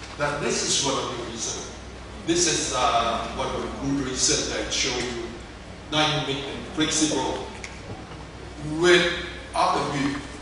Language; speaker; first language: English; non-native, fluent; Thai